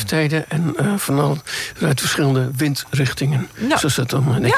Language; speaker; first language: Dutch; native; Dutch